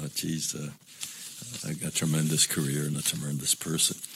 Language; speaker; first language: English; non-native, local second language; Spanish